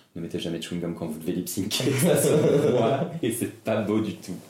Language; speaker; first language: French; native; French